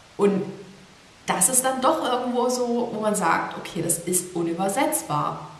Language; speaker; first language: German; native; German